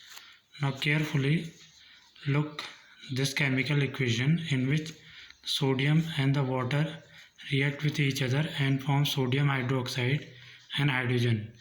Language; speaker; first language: English; non-native, local second language; Hindi